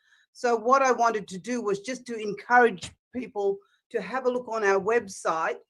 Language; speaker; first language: English; native; English